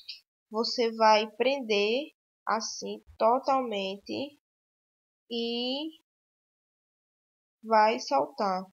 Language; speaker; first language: Portuguese; native; Portuguese